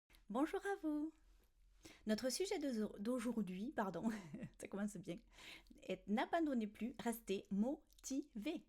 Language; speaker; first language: French; native; French